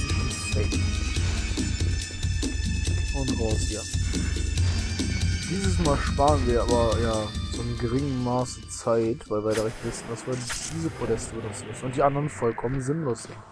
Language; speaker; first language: German; native; German